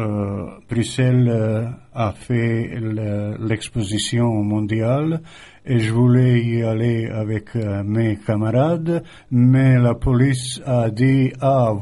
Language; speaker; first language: French; non-native, fluent; Croatian